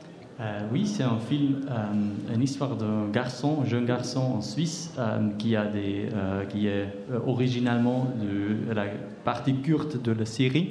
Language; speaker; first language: French; non-native, fluent; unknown